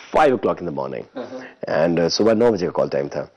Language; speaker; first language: Hindi; native; Hindi